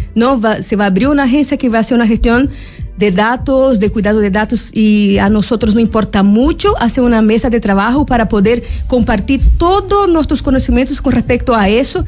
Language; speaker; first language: Spanish; non-native, fluent; Portuguese